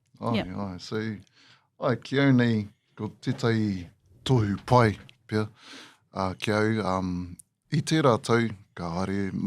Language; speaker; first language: Māori; non-native, local second language; English